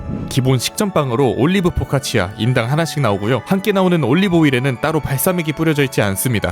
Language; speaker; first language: Korean; native; Korean